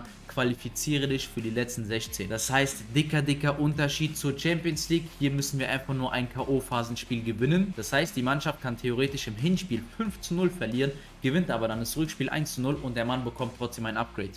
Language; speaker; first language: German; native; German